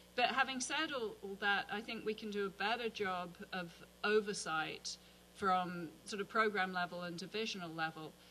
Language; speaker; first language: English; native; English